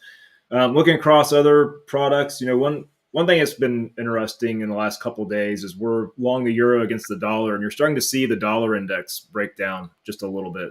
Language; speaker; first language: English; native; English